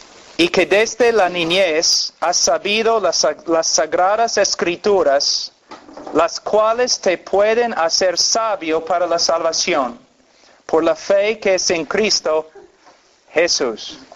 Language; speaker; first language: Spanish; non-native, fluent; English